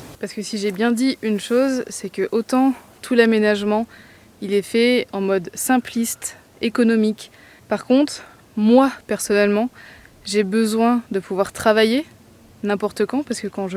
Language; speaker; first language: French; native; French